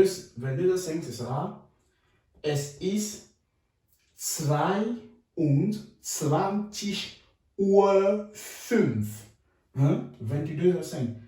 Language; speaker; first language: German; non-native, fluent; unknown